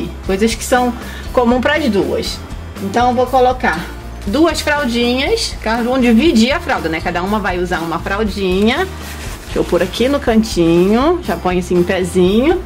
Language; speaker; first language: Portuguese; native; Portuguese